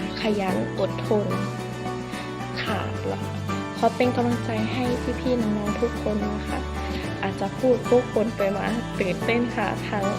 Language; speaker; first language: Thai; native; Thai